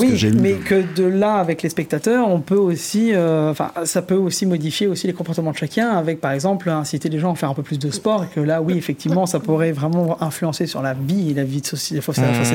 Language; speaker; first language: French; native; French